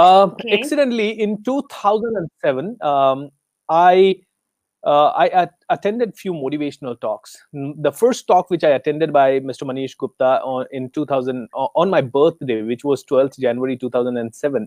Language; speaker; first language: English; non-native, local second language; Hindi